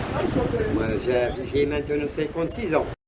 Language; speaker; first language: French; non-native, local second language; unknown